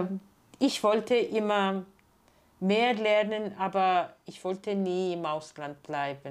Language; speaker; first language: German; non-native, fluent; Georgian